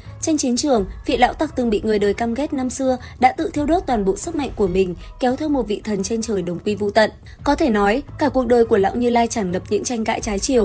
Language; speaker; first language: Vietnamese; native; Vietnamese